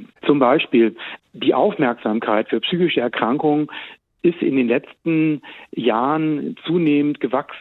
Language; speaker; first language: German; native; German